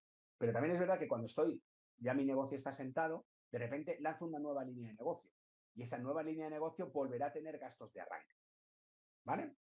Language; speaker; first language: Spanish; native; Spanish